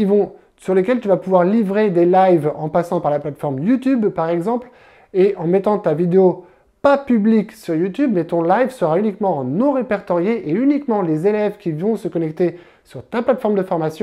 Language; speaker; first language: French; native; French